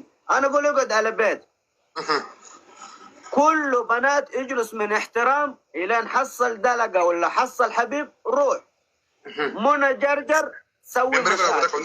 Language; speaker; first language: Arabic; non-native, learner; Oromo